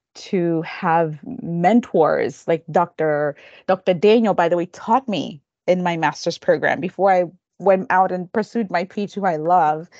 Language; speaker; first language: English; non-native, local second language; Kamba